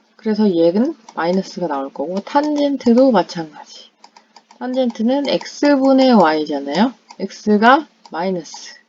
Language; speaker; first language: Korean; non-native, fluent; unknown